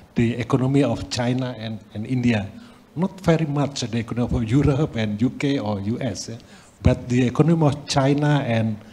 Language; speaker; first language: English; non-native, fluent; Indonesian